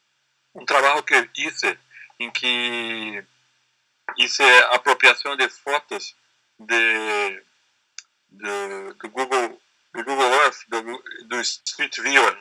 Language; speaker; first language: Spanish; non-native, learner; Portuguese